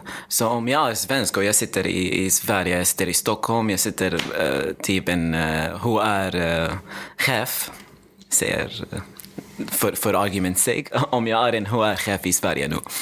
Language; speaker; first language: Swedish; non-native, fluent; Arabic